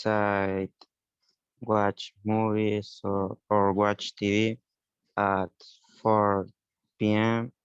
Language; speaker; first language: English; non-native, learner; Spanish